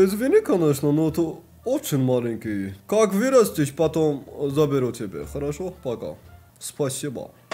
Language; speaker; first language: Russian; non-native, learner; Tajik